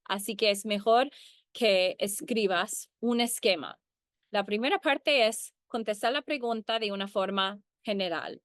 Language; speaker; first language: Spanish; early bilingual, heritage; Spanish